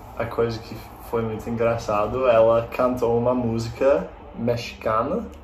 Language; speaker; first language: Portuguese; non-native, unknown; English